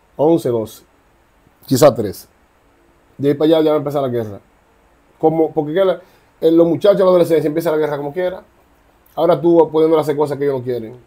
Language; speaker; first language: Spanish; native; Spanish